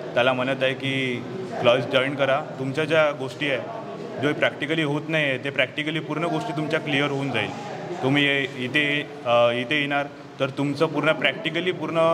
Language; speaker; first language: Hindi; non-native, local second language; Marathi